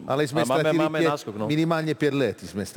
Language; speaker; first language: Czech; non-native, fluent; Italian